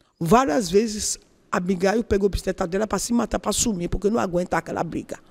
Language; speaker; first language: Portuguese; non-native, learner; Yoruba